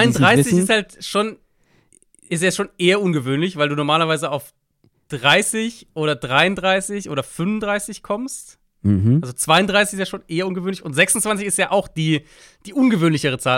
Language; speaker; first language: German; native; German